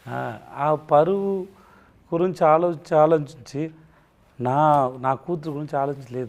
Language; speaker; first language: Telugu; non-native, learner; Tamil